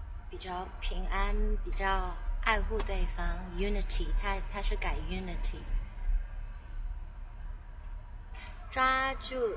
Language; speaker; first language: Chinese; non-native, local second language; Cantonese